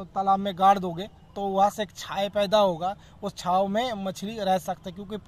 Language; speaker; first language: Hindi; non-native, local second language; Bangla